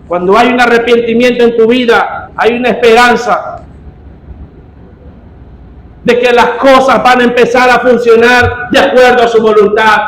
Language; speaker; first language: Spanish; native; Spanish